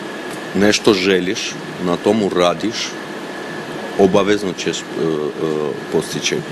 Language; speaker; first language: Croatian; non-native, fluent; Armenian